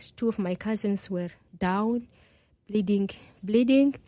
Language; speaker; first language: English; non-native, learner; Kinyarwanda